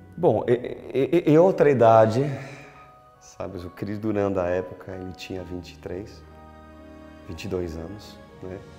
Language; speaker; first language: Portuguese; non-native, fluent; French